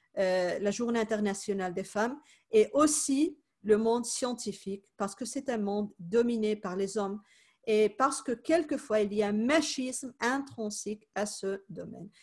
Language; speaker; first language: French; non-native, fluent; Spanish